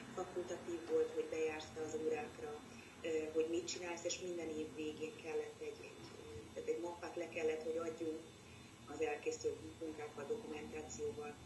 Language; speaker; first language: Hungarian; native; Hungarian